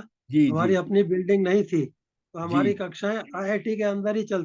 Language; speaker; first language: Hindi; native; Hindi